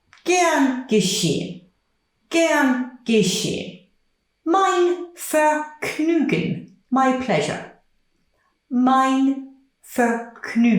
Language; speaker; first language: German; non-native, fluent; English